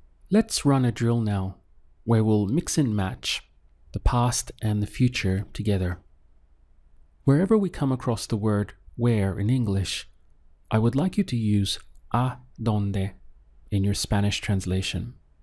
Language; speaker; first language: English; native; English